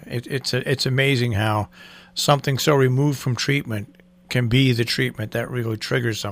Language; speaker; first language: English; native; English